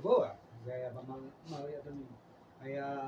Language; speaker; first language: Hebrew; non-native, learner; English